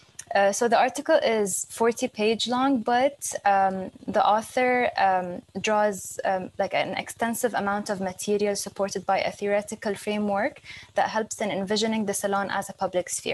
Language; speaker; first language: English; non-native, fluent; Arabic